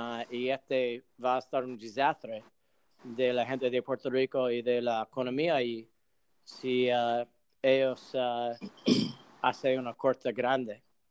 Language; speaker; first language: Spanish; non-native, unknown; English